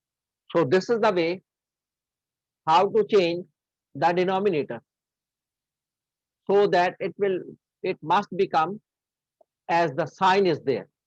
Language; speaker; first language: English; non-native, local second language; Hindi